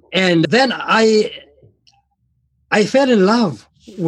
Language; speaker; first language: English; non-native, local second language; Xhosa